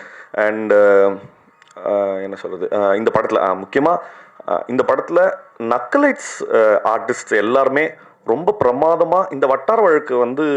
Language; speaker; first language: Tamil; native; Tamil